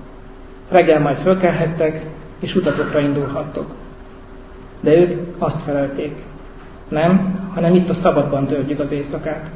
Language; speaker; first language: Hungarian; native; Hungarian